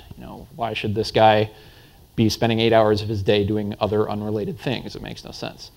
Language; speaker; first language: English; native; English